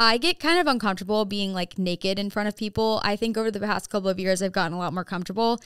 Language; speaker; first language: English; native; English